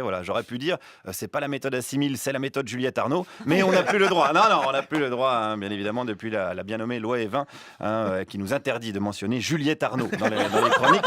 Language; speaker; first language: French; native; French